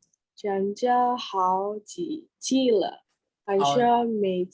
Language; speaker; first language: Chinese; non-native, learner; Indonesian